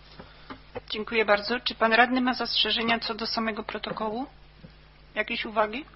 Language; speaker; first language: Polish; native; Polish